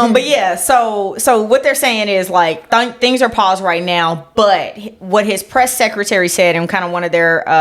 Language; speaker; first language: English; native; English